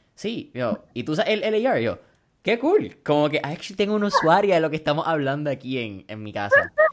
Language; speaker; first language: Spanish; early bilingual, heritage; Spanish